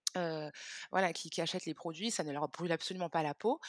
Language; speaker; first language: French; early bilingual, other home language; Hebrew